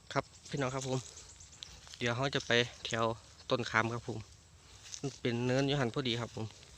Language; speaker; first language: Thai; native; Thai